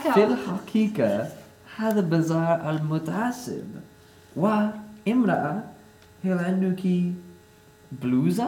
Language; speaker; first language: Arabic; non-native, learner; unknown